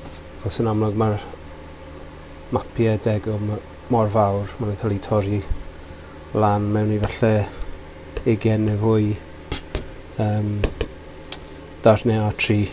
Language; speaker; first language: Welsh; non-native, local second language; English